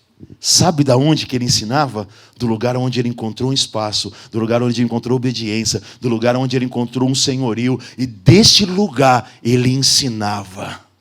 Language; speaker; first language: Portuguese; native; Portuguese